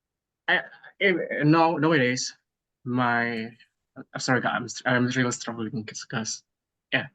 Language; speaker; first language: English; non-native, learner; Indonesian